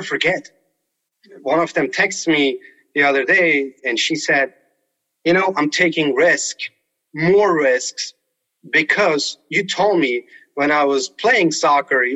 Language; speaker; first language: English; non-native, fluent; Turkish